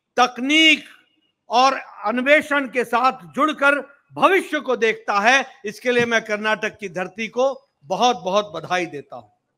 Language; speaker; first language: Hindi; native; Hindi